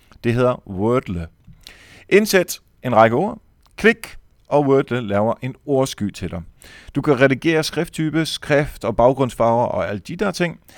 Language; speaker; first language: Danish; native; Danish